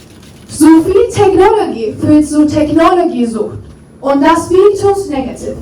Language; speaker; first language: German; non-native, learner; Turkish